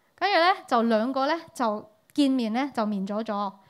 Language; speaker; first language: Cantonese; early bilingual, heritage; Cantonese